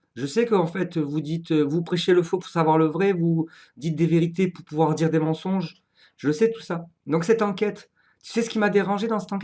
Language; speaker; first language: French; native; French